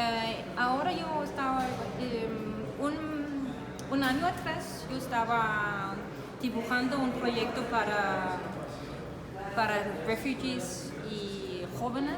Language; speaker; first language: Spanish; non-native, learner; Danish